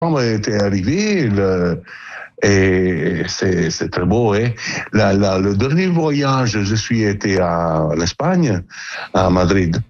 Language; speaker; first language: French; non-native, learner; Italian